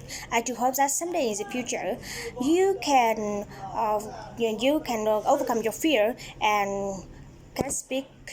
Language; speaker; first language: English; non-native, learner; Vietnamese